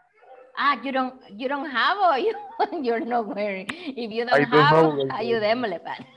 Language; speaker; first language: English; non-native, fluent; Spanish